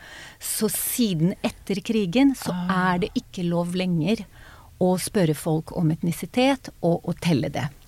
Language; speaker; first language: Norwegian; non-native, fluent; Hebrew